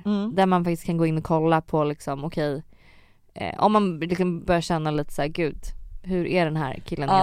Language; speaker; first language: Swedish; native; Swedish